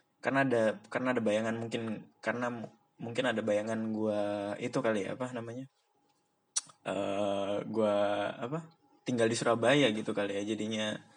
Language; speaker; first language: Indonesian; native; Indonesian